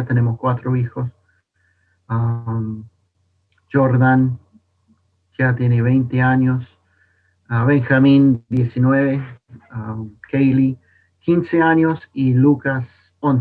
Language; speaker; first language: Spanish; non-native, fluent; English